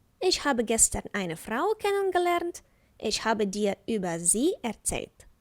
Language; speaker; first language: German; non-native, fluent; Ukrainian